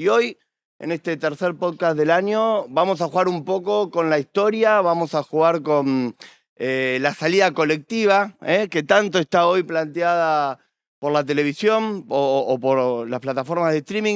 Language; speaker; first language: Spanish; native; Spanish